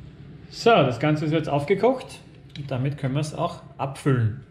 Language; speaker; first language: German; native; German